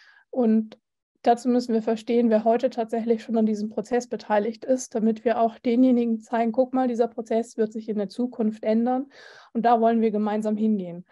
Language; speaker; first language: German; native; German